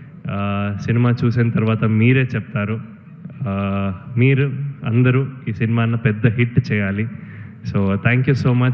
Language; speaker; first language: Telugu; non-native, fluent; Kannada